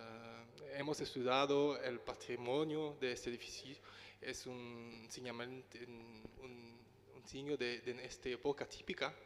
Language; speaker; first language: Spanish; non-native, learner; French